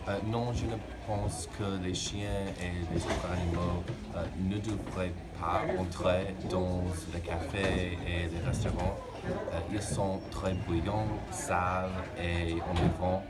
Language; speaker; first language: French; non-native, learner; English